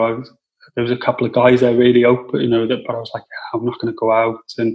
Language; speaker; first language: English; native; English